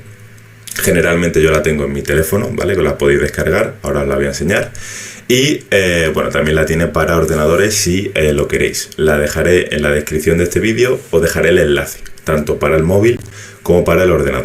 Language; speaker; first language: Spanish; native; Spanish